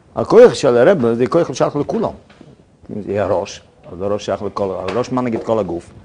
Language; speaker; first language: Hebrew; non-native, fluent; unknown